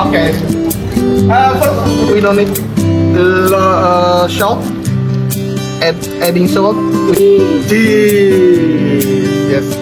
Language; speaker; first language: English; non-native, fluent; Indonesian